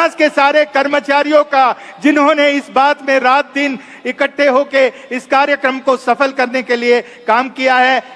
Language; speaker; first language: Hindi; non-native, local second language; Gujarati